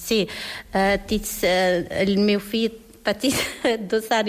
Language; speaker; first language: Catalan; non-native, learner; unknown